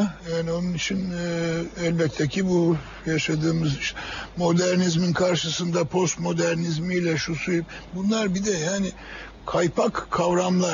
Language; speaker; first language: Turkish; native; Turkish